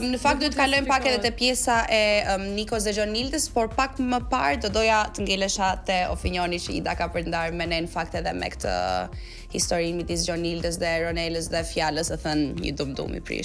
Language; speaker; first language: Albanian; native; Albanian